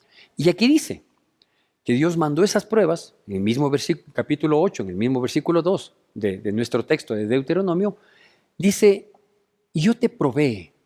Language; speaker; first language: Spanish; native; Spanish